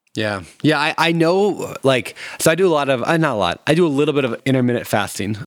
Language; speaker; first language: English; native; English